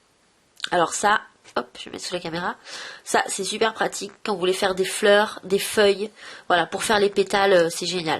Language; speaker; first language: French; native; French